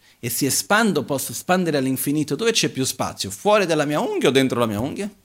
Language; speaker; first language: Italian; non-native, fluent; Portuguese